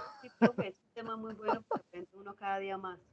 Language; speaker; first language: Spanish; native; Spanish